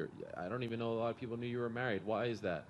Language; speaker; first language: English; native; English